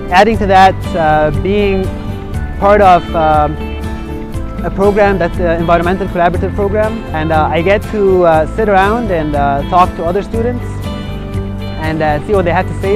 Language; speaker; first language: English; non-native, fluent; Arabic